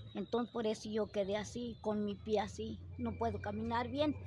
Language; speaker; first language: Spanish; native; Spanish